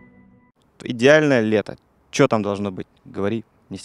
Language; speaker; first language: Russian; native; Russian